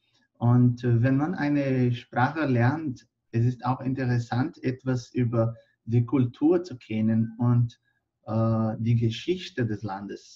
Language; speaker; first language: German; non-native, fluent; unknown